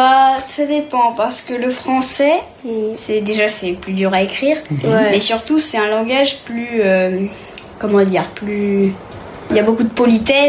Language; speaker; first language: French; early bilingual, heritage; French